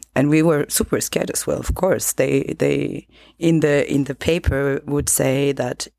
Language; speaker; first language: English; non-native, fluent; Spanish